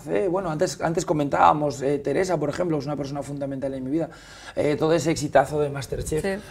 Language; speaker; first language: Spanish; native; Spanish